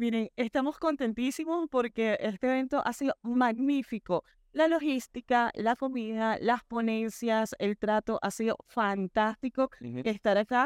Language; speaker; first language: Spanish; native; Spanish